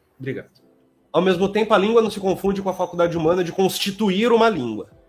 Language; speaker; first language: Portuguese; native; Portuguese